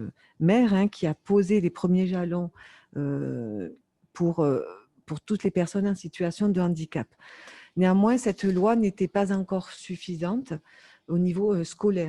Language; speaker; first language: French; native; French